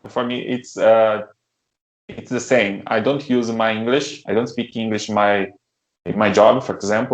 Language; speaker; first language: English; non-native, learner; Portuguese